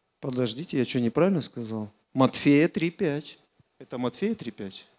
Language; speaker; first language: Russian; native; Russian